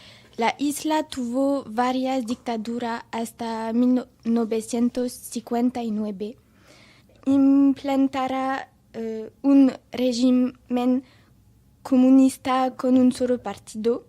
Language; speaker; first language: Spanish; non-native, learner; French